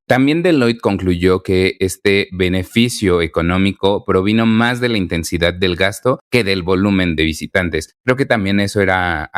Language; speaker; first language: Spanish; native; Spanish